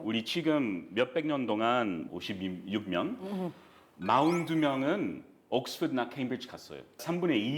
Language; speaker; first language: Korean; non-native, fluent; English